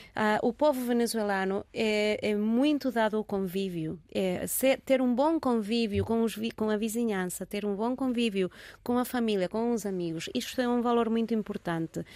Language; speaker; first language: Portuguese; early bilingual, heritage; Portuguese